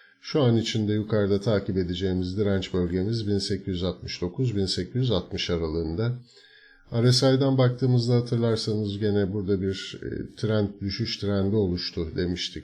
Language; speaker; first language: Turkish; native; Turkish